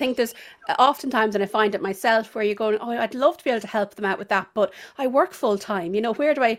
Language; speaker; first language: English; native; English